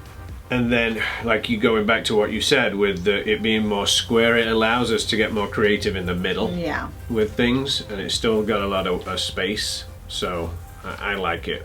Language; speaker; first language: English; native; English